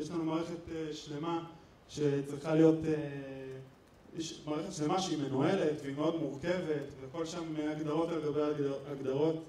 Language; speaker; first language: Hebrew; native; Hebrew